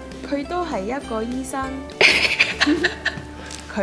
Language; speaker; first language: Cantonese; early bilingual, heritage; Cantonese